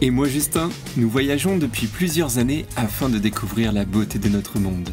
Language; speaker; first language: French; native; French